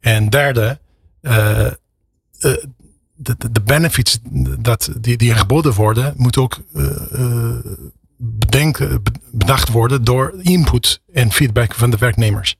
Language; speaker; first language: Dutch; non-native, fluent; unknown